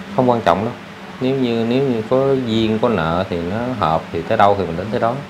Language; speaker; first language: Vietnamese; native; Vietnamese